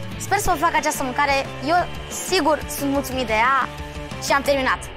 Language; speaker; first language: Romanian; early bilingual, heritage; Romanian